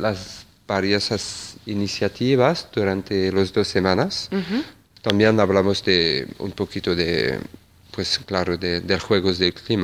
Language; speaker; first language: Spanish; non-native, fluent; French